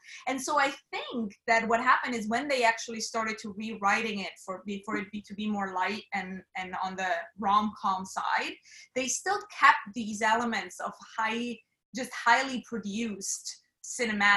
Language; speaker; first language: English; non-native, fluent; German